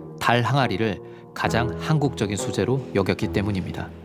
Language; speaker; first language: Korean; native; Korean